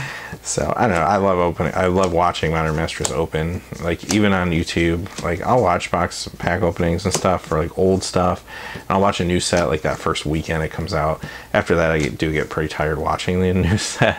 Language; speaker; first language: English; native; English